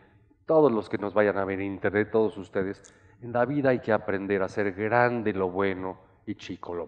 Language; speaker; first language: Spanish; native; Spanish